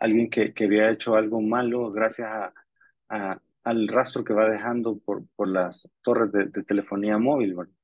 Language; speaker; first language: Spanish; native; Spanish